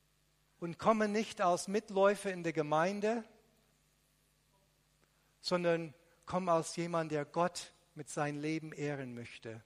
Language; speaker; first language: German; non-native, fluent; Arabic